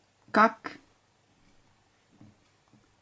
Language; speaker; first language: Russian; non-native, learner; French